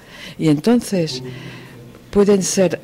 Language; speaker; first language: Spanish; non-native, fluent; French